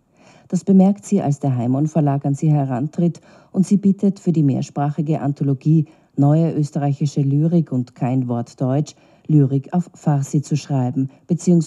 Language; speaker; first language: German; native; German